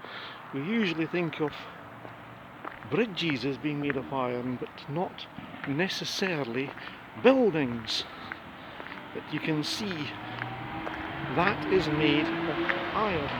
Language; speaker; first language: English; native; English